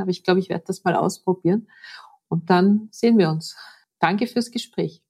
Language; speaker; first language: German; native; German